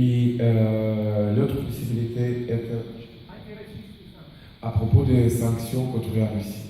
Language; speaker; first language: French; non-native, fluent; Russian